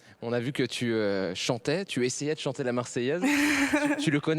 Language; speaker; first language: French; native; French